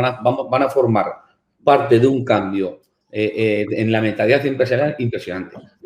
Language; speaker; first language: Spanish; native; Spanish